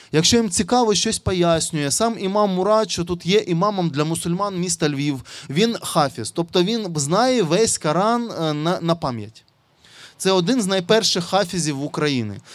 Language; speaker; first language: Ukrainian; non-native, local second language; Russian